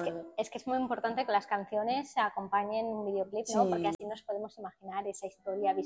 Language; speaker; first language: Spanish; native; Spanish